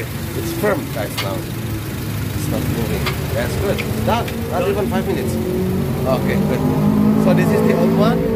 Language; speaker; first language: English; non-native, fluent; Indonesian